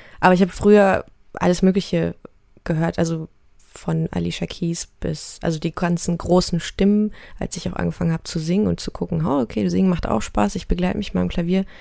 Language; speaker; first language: German; early bilingual, other home language; Russian